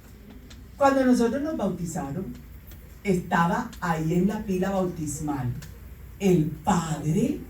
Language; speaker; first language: Spanish; native; Spanish